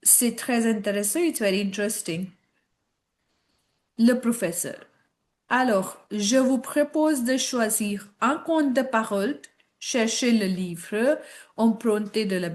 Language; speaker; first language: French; non-native, fluent; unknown